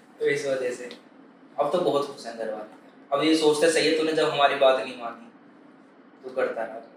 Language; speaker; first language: Hindi; native; Hindi